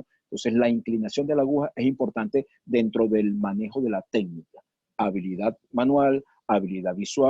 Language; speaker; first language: Spanish; native; Spanish